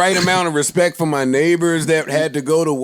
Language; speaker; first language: English; native; English